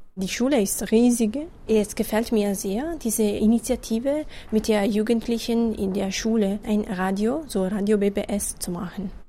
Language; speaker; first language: German; non-native, fluent; Italian